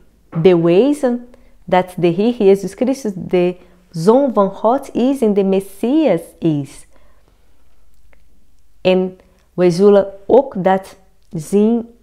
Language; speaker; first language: Dutch; non-native, learner; Portuguese